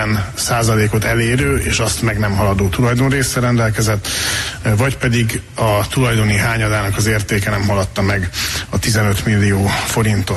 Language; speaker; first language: Hungarian; native; Hungarian